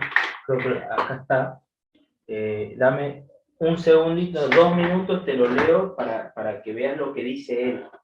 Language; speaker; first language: Spanish; native; Spanish